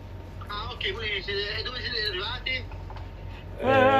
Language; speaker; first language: Italian; native; Italian